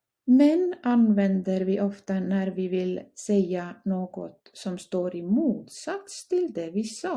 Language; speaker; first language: Swedish; non-native, fluent; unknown